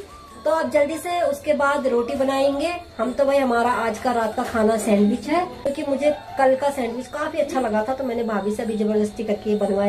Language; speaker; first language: Hindi; native; Hindi